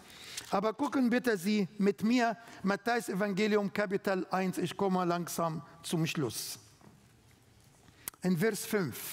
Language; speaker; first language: German; non-native, learner; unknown